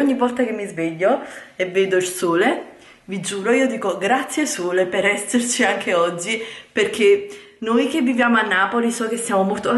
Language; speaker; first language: Italian; native; Italian